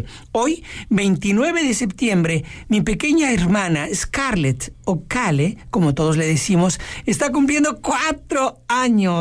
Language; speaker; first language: Spanish; native; Spanish